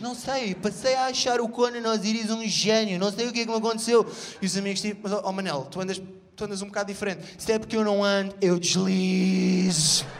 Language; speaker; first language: Portuguese; native; Portuguese